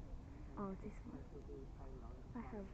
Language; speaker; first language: English; non-native, learner; Chinese